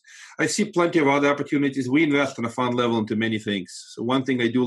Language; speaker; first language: English; non-native, fluent; Russian